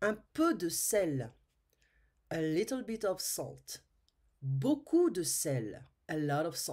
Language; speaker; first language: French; non-native, fluent; English